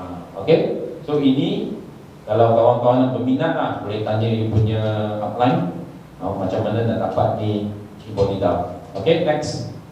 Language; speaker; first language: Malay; non-native, local second language; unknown